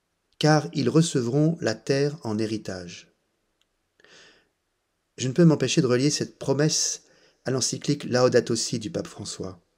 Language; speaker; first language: French; native; French